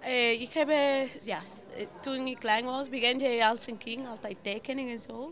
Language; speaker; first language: Dutch; non-native, learner; Spanish